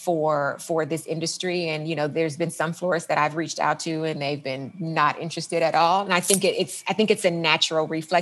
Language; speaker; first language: English; native; English